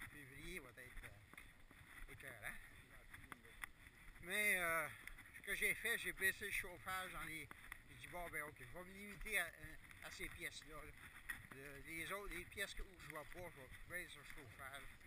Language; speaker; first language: French; native; French